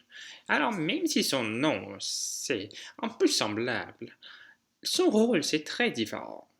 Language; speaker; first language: French; non-native, fluent; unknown